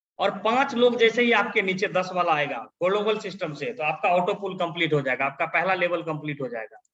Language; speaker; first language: Hindi; native; Hindi